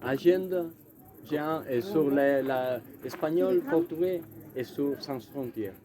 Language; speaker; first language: French; non-native, learner; Spanish